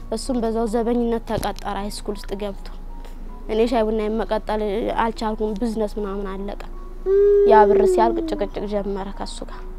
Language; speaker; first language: Amharic; native; Amharic